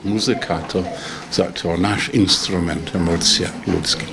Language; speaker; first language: Polish; non-native, learner; English